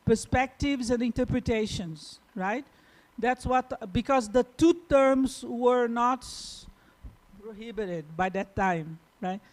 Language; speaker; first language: English; non-native, fluent; Portuguese